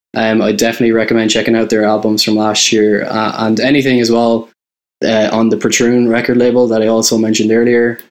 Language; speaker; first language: English; native; English